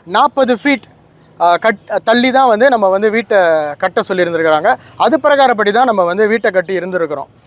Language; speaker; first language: Tamil; early bilingual, heritage; Tamil